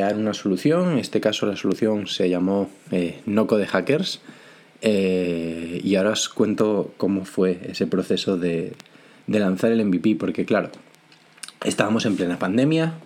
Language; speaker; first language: Spanish; native; Spanish